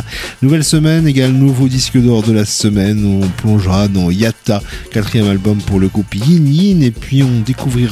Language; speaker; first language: French; native; French